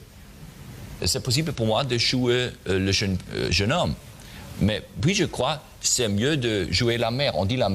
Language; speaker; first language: French; non-native, learner; German